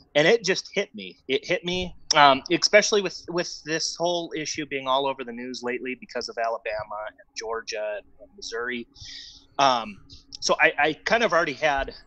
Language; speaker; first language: English; native; English